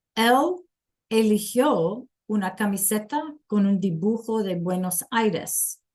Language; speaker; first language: Spanish; non-native, fluent; English